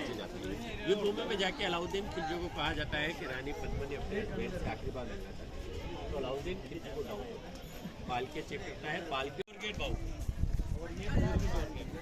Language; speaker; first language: Hindi; native; Hindi